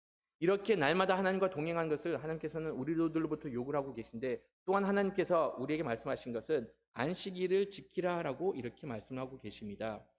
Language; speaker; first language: Korean; native; Korean